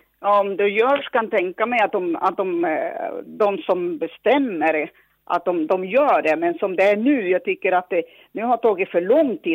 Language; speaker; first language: Swedish; non-native, local second language; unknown